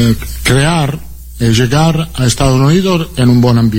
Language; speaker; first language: Portuguese; non-native, learner; Italian